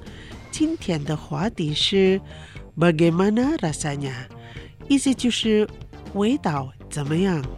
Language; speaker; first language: Chinese; non-native, fluent; Indonesian